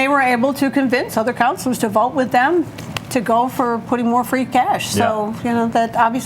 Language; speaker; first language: English; native; English